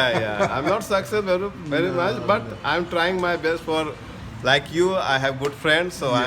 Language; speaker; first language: English; non-native, local second language; Hindi